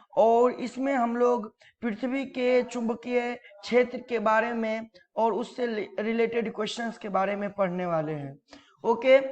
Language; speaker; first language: Hindi; native; Hindi